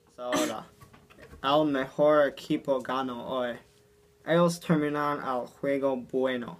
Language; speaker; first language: Spanish; non-native, learner; English